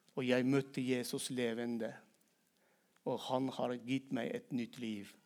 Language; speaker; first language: Norwegian; non-native, fluent; Turkmen